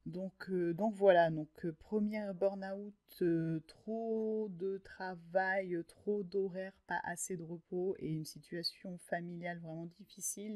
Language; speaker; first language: French; native; French